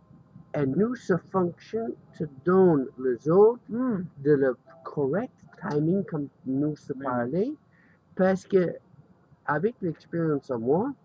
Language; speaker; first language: French; non-native, learner; English